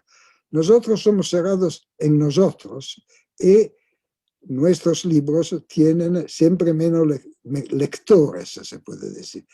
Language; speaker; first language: Spanish; non-native, fluent; Italian